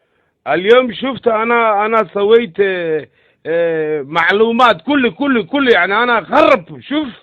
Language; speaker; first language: Arabic; non-native, learner; Somali